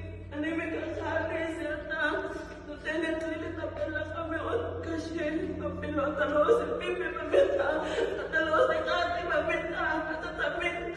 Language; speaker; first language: Hebrew; non-native, learner; Filipino